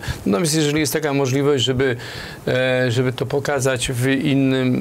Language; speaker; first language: Polish; native; Polish